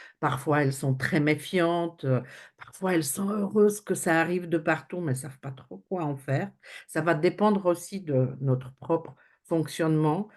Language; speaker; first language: French; non-native, fluent; Polish